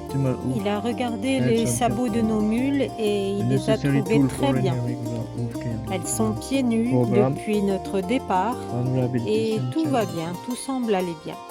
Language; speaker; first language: French; native; French